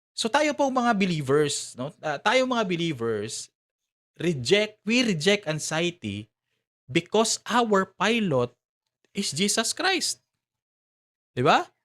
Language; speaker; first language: Filipino; non-native, local second language; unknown